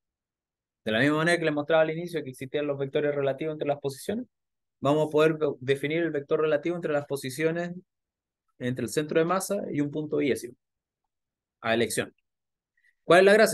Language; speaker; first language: Spanish; native; Spanish